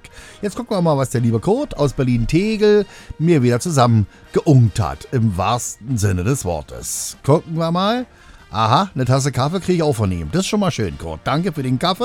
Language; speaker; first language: German; native; German